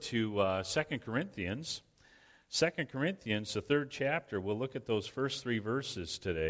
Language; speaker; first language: English; native; English